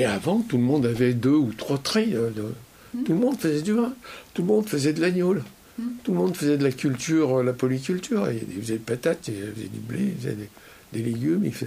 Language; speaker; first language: French; native; French